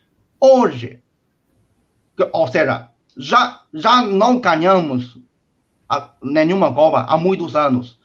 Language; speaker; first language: Portuguese; non-native, fluent; Chinese